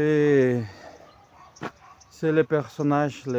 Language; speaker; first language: French; non-native, fluent; Spanish